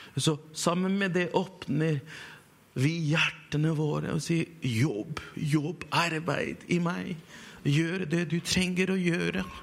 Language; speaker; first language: Norwegian; non-native, fluent; Spanish